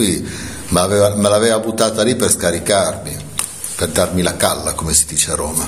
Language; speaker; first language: Italian; native; Italian